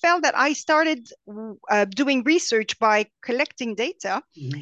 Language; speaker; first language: English; non-native, fluent; French